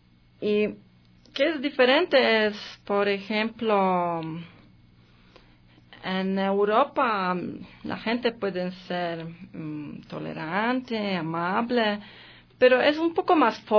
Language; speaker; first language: Spanish; non-native, learner; Polish